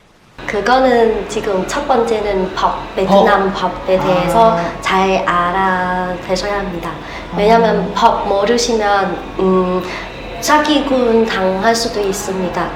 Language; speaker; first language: Korean; non-native, learner; Vietnamese